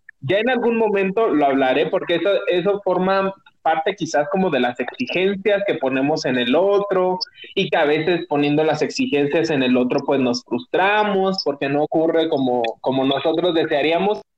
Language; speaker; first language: Spanish; native; Spanish